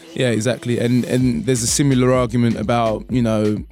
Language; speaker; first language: English; early bilingual, other home language; Akan